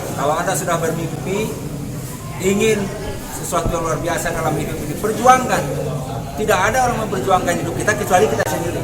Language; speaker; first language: Indonesian; non-native, local second language; Minangkabau